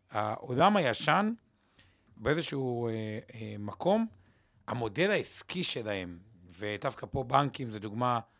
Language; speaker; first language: Hebrew; native; Hebrew